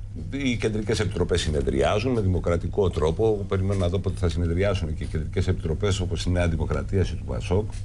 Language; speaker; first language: Greek; native; Greek